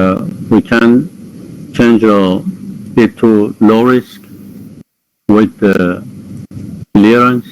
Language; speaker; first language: English; non-native, fluent; Persian